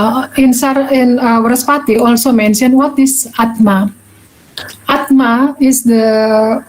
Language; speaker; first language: English; non-native, learner; Balinese